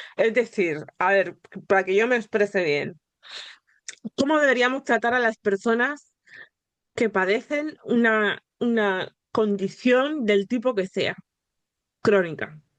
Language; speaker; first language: Spanish; native; Spanish